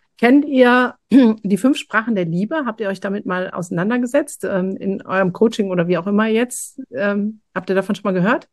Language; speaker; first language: German; native; German